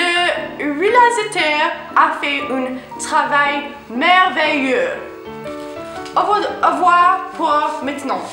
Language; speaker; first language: French; non-native, learner; English